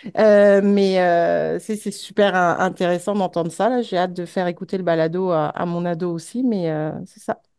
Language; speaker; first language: French; native; French